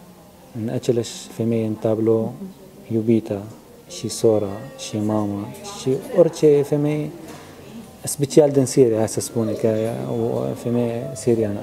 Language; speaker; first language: Romanian; non-native, learner; Arabic